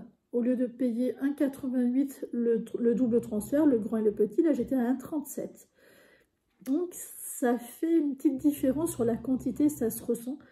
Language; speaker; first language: French; native; French